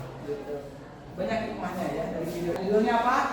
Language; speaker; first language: Malay; native; Malay